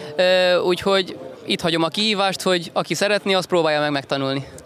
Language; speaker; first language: Portuguese; native; Portuguese